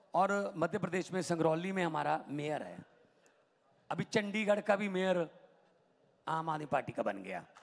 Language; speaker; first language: Hindi; non-native, local second language; Punjabi